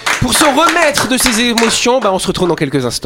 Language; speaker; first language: French; native; French